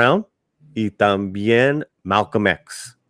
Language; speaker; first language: Spanish; early bilingual, heritage; English